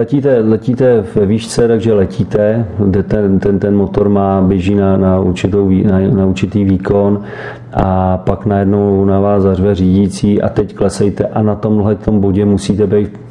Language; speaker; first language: Czech; native; Czech